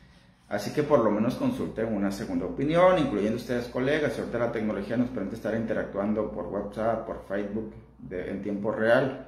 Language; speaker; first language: Spanish; native; Spanish